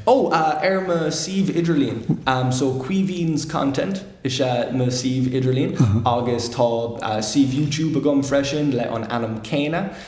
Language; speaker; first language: Irish; non-native, local second language; English